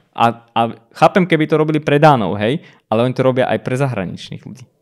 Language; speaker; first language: Slovak; early bilingual, other home language; Armenian